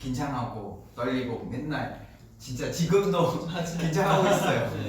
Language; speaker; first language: Korean; non-native, learner; Vietnamese